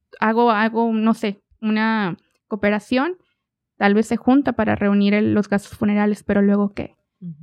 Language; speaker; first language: Spanish; native; Spanish